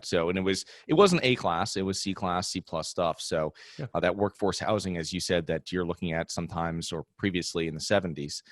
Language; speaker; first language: English; native; English